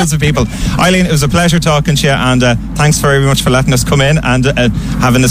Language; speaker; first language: English; native; English